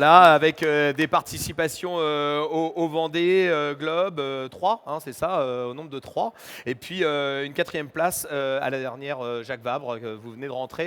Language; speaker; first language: French; native; French